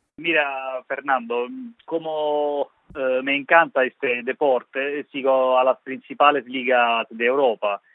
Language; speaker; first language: Spanish; non-native, fluent; Italian